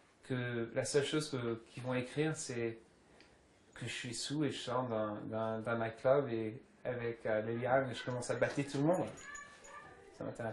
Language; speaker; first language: French; early bilingual, other home language; English